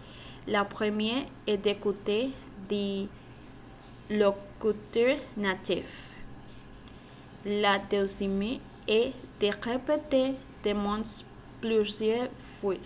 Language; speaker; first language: French; non-native, learner; Spanish